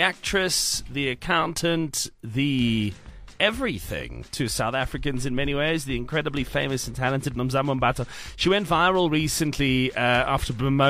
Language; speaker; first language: English; native; English